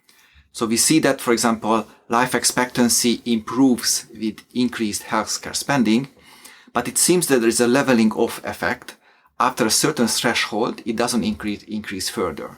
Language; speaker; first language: English; non-native, fluent; Hungarian